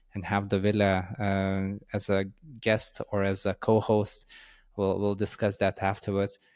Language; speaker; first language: English; non-native, fluent; Lithuanian